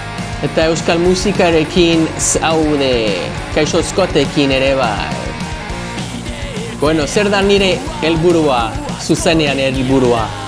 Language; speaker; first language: Basque; non-native, learner; English